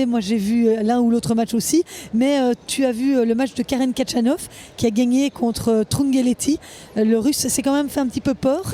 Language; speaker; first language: French; native; French